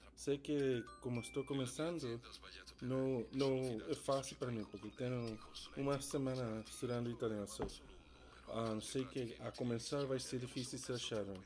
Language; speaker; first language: Portuguese; non-native, learner; English